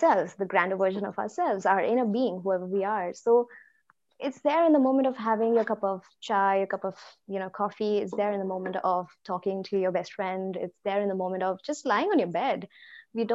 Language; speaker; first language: English; non-native, local second language; Hindi